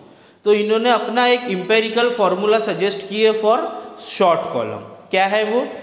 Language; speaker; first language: Hindi; non-native, local second language; Marathi